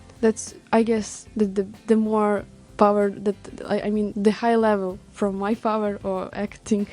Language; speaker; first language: English; non-native, learner; Ukrainian